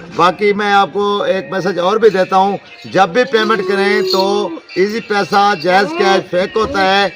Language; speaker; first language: Urdu; non-native, local second language; Saraiki